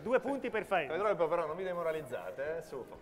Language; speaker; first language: Italian; native; Italian